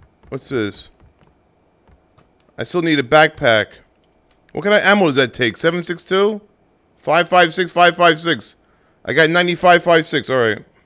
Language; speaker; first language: English; native; English